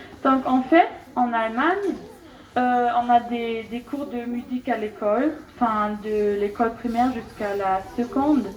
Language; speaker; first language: French; non-native, fluent; German